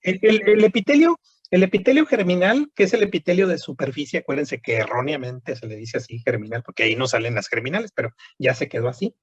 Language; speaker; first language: Spanish; native; Spanish